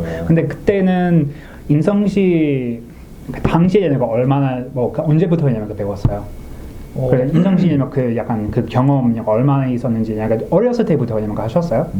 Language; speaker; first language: Korean; non-native, learner; English